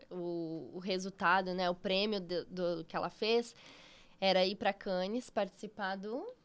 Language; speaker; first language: Portuguese; native; Portuguese